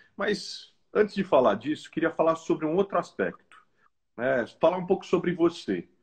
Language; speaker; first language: Portuguese; native; Portuguese